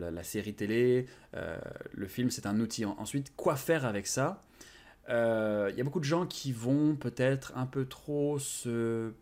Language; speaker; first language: French; native; French